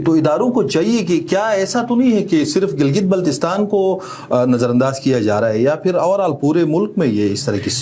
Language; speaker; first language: Urdu; non-native, local second language; Shina